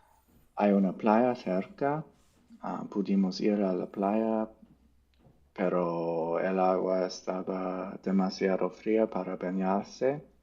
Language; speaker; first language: Spanish; non-native, learner; English